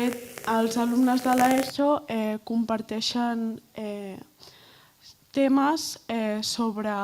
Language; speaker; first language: Catalan; non-native, local second language; Spanish